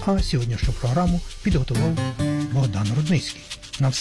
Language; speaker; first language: Ukrainian; native; Ukrainian